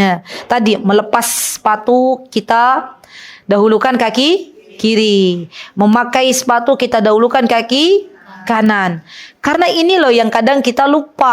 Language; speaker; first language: Indonesian; native; Indonesian